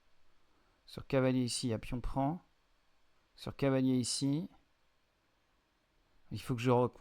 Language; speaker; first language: French; native; French